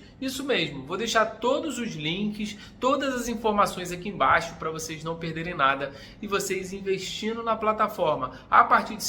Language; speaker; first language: Portuguese; native; Portuguese